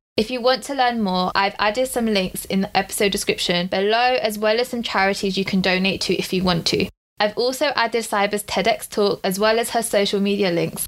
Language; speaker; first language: English; early bilingual, other home language; Punjabi